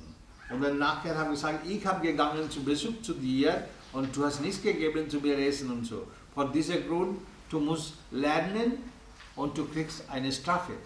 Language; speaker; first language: German; non-native, learner; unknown